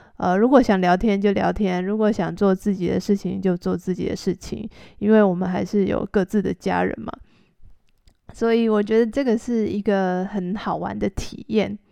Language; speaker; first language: Chinese; native; Chinese